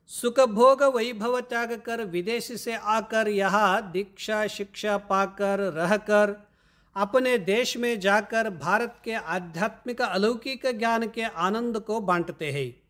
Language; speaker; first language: Hindi; non-native, local second language; Kannada